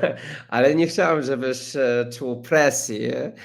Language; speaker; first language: Polish; non-native, fluent; English